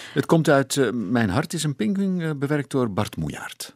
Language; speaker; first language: Dutch; native; Dutch